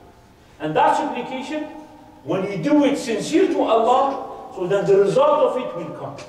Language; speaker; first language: English; non-native, fluent; Arabic